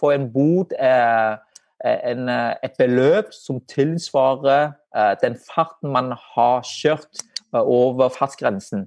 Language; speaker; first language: Norwegian; non-native, fluent; Vietnamese